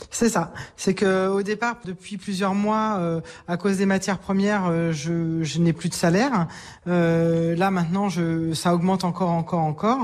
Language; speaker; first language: French; native; French